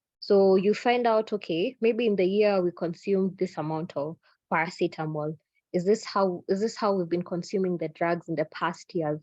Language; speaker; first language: English; non-native, local second language; Swahili